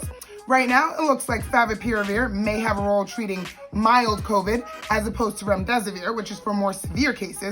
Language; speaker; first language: English; native; English